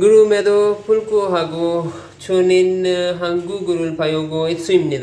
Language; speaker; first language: Korean; non-native, learner; Urdu